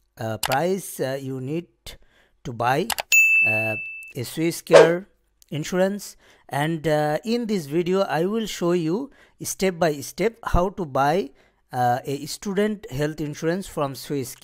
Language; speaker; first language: English; non-native, local second language; Bangla